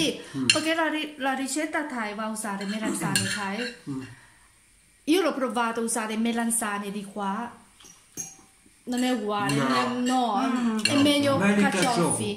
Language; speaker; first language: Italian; non-native, learner; Thai